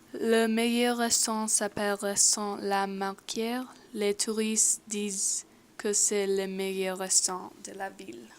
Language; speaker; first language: French; non-native, learner; English